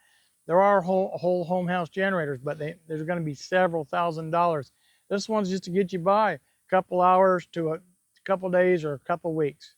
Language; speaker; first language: English; native; English